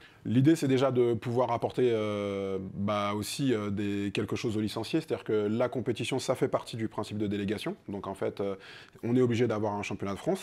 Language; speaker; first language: French; native; French